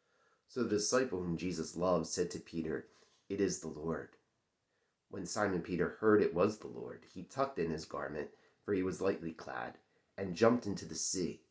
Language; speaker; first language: English; native; English